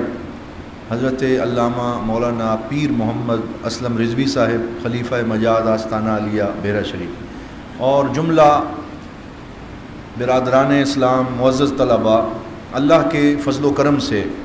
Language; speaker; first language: Urdu; native; Urdu